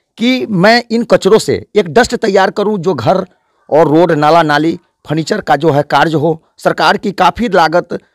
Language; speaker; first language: Hindi; native; Hindi